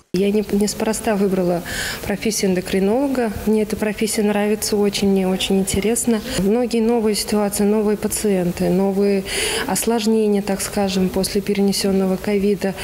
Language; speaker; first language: Russian; non-native, local second language; Turkmen